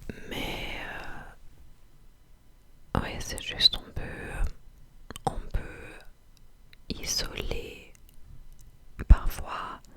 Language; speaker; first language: French; non-native, fluent; English